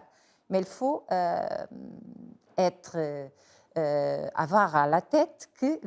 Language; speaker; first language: French; non-native, fluent; Portuguese